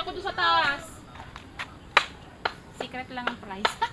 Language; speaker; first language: Filipino; native; Filipino